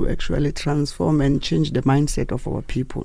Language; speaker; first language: English; non-native, local second language; Tswana